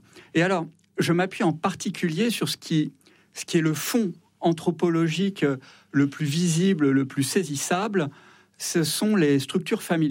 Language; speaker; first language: French; native; French